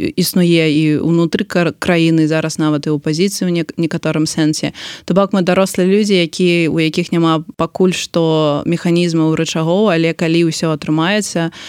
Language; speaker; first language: Belarusian; non-native, local second language; Russian